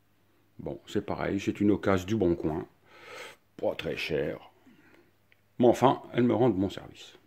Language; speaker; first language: French; native; French